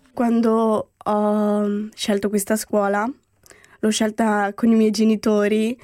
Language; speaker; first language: Italian; early bilingual, other home language; Romany